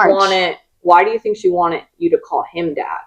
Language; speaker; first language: English; native; English